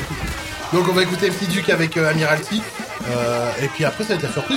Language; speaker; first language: French; native; French